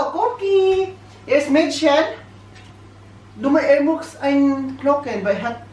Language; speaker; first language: German; non-native, learner; Filipino